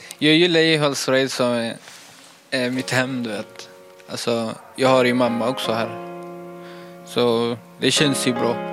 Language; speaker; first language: Swedish; non-native, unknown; Tigrinya